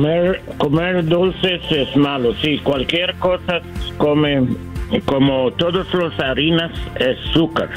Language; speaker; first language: Spanish; non-native, learner; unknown